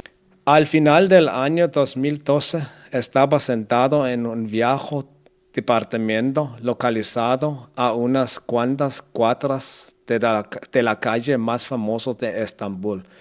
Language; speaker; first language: Spanish; non-native, learner; Danish